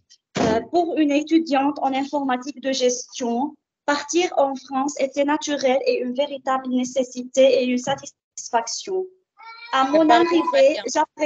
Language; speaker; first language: French; non-native, learner; Arabic